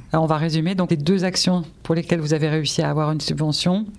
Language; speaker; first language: French; native; French